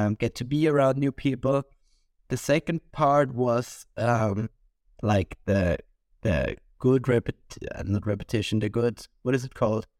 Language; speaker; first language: English; non-native, fluent; German